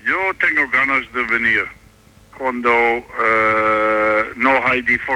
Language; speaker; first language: Spanish; non-native, learner; Dutch